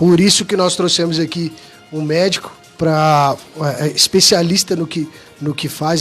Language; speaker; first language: Portuguese; native; Portuguese